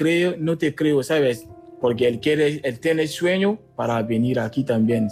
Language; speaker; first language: Spanish; non-native, learner; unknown